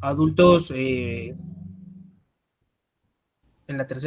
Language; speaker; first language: Spanish; native; Spanish